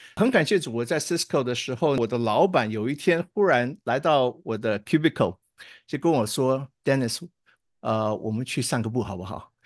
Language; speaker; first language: Chinese; native; Chinese